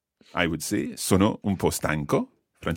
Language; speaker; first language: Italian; non-native, fluent; English